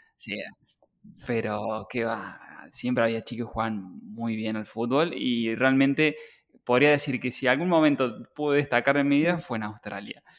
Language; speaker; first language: Spanish; native; Spanish